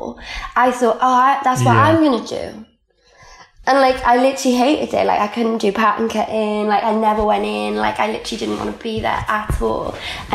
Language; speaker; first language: English; non-native, local second language; Welsh